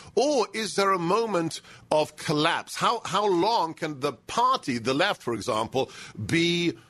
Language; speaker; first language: English; native; English